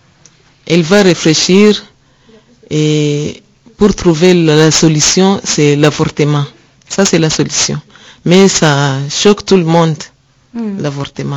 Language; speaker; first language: French; non-native, learner; Rundi